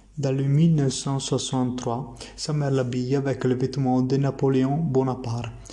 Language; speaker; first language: French; non-native, learner; Italian